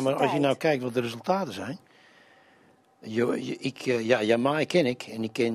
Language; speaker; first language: Dutch; native; Dutch